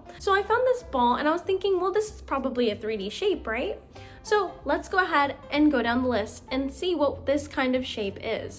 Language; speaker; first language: English; native; English